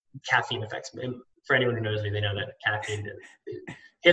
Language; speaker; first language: English; native; English